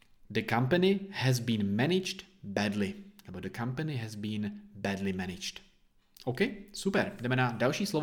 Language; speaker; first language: English; non-native, fluent; Czech